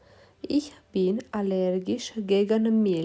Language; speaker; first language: German; non-native, fluent; Romanian